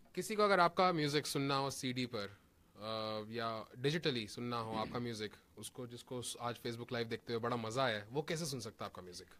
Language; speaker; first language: Hindi; native; Hindi